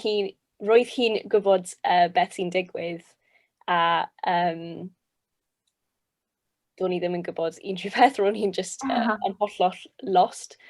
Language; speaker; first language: Welsh; non-native, local second language; English